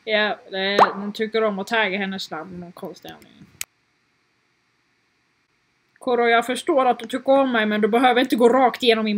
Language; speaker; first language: Swedish; native; Swedish